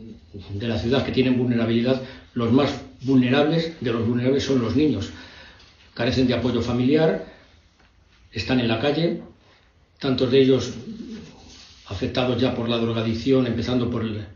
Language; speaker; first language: Spanish; native; Spanish